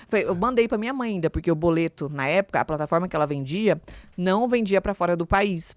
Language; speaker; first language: Portuguese; native; Portuguese